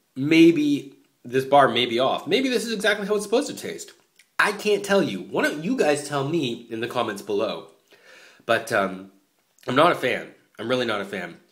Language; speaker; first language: English; native; English